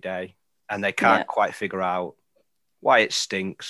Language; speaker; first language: English; native; English